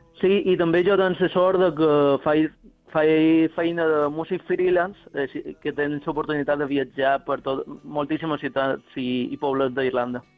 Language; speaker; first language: Catalan; native; Catalan